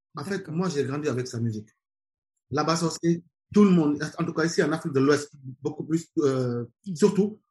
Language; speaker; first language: French; non-native, local second language; Wolof